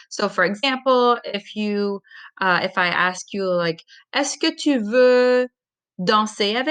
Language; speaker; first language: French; non-native, fluent; English